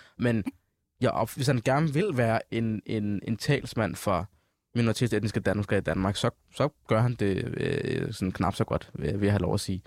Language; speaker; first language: Danish; early bilingual, other home language; Somali